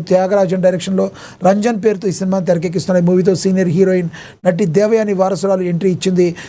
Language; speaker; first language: Telugu; native; Telugu